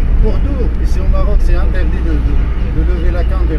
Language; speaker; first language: French; non-native, learner; Arabic